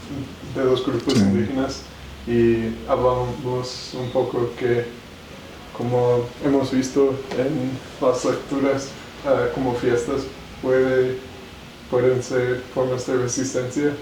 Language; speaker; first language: Spanish; non-native, learner; English